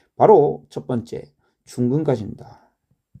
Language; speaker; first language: Korean; native; Korean